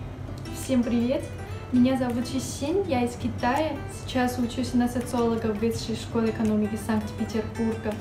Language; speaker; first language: Russian; non-native, fluent; Chinese